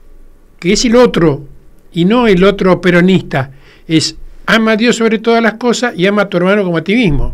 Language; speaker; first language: Spanish; native; Spanish